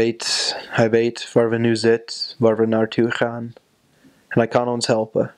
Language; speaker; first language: Dutch; non-native, fluent; English